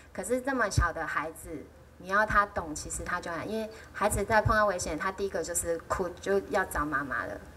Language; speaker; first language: Chinese; native; Chinese